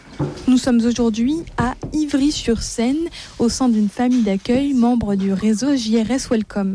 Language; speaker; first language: French; native; French